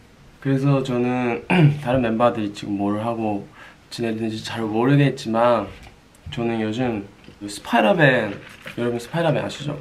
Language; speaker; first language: Korean; non-native, fluent; Japanese